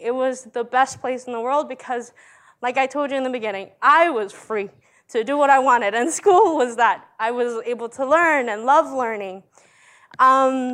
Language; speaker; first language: English; early bilingual, other home language; Spanish